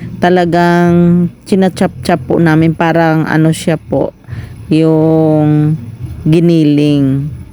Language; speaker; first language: Filipino; non-native, local second language; Cebuano